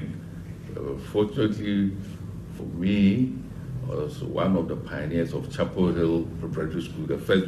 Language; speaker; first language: English; non-native, local second language; Akan